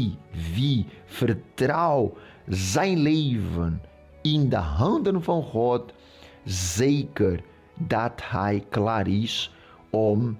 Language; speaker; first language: Dutch; non-native, local second language; Portuguese